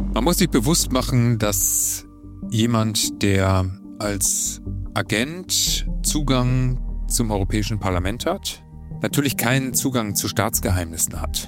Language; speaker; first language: German; native; German